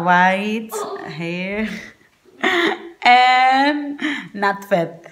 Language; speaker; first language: English; non-native, learner; Indonesian